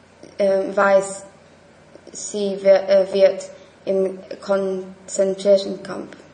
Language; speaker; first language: German; non-native, learner; English